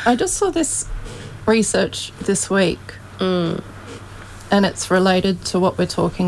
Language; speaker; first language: English; native; English